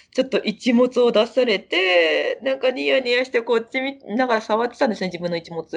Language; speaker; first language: Japanese; native; Japanese